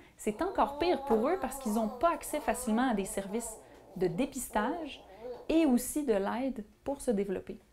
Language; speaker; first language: French; native; French